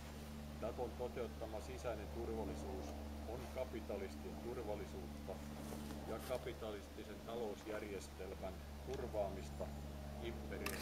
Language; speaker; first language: Finnish; native; Finnish